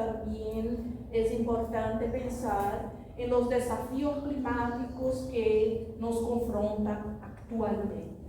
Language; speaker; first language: Spanish; non-native, fluent; Portuguese